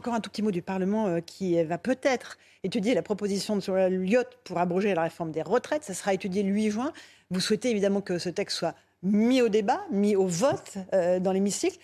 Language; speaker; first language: French; native; French